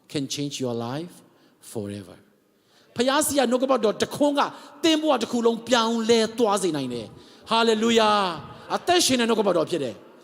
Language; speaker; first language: Burmese; non-native, local second language; Tedim Chin